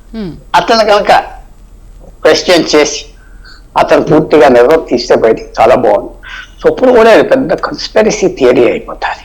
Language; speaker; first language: Telugu; native; Telugu